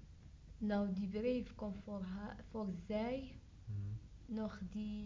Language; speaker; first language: Dutch; non-native, learner; Arabic